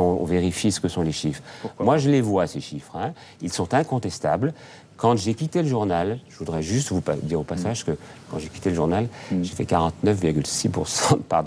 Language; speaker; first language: French; native; French